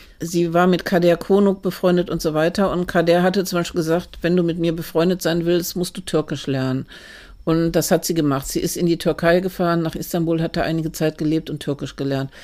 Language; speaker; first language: German; native; German